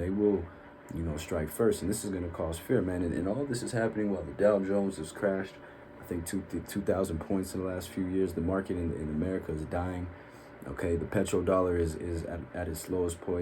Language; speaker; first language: English; native; English